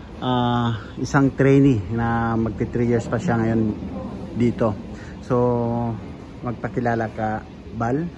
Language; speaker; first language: Filipino; native; Filipino